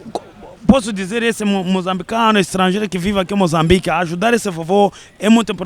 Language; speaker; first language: Portuguese; non-native, learner; Kinyarwanda